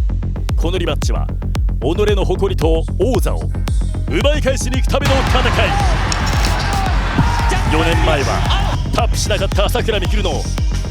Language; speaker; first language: Japanese; native; Japanese